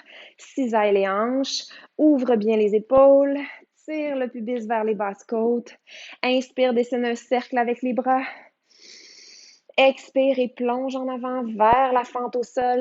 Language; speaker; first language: French; native; French